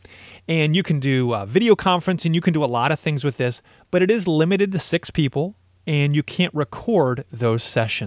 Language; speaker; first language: English; native; English